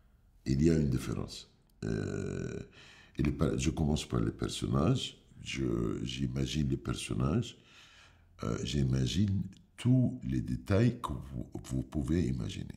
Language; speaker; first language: French; non-native, fluent; Arabic